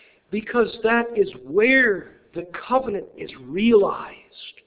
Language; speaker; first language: English; native; English